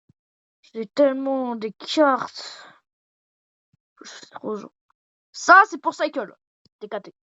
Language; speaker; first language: French; native; French